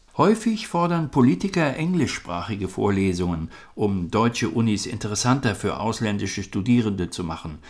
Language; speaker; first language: German; native; German